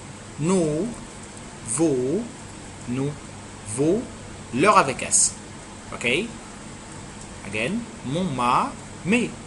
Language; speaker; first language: French; non-native, fluent; Arabic